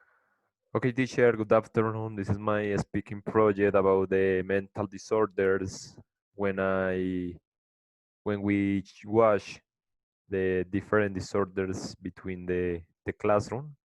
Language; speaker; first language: English; non-native, learner; Spanish